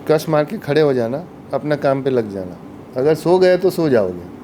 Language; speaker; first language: Hindi; non-native, local second language; Gujarati